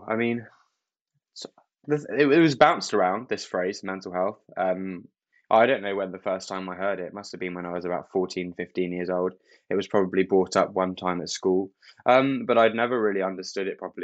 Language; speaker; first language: English; native; English